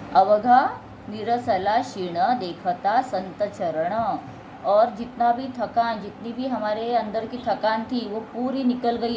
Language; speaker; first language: Hindi; non-native, local second language; Marathi